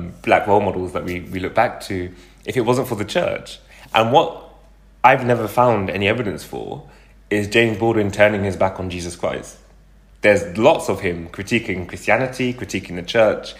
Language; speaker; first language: English; native; English